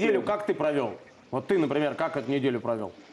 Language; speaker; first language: Russian; native; Russian